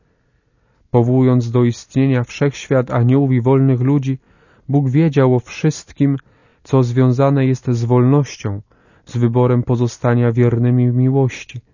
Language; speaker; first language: Polish; native; Polish